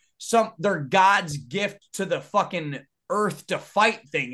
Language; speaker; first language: English; native; English